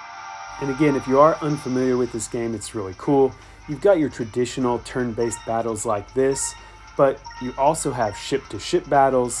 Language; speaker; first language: English; native; English